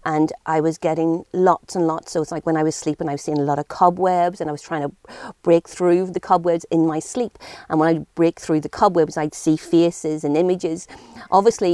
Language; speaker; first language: English; native; English